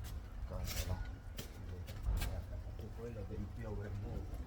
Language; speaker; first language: Italian; non-native, learner; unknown